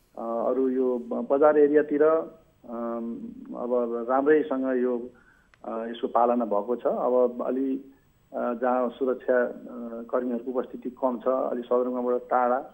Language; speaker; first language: Nepali; native; Nepali